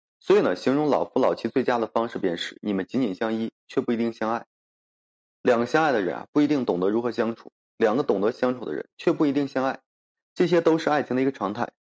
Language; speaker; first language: Chinese; native; Chinese